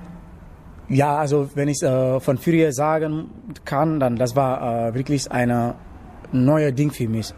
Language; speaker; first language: German; non-native, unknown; Wolof